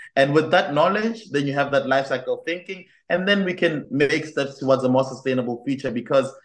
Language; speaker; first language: English; non-native, local second language; Tswana